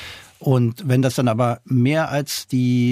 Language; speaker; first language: German; non-native, fluent; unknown